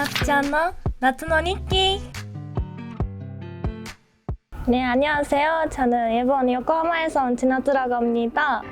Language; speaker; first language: Korean; non-native, learner; Japanese